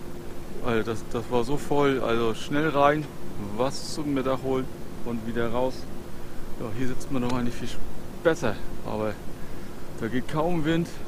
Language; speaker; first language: German; native; German